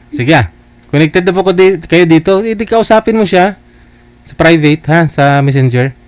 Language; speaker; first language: Filipino; native; Filipino